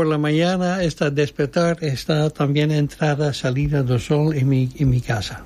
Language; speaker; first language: Spanish; non-native, learner; Dutch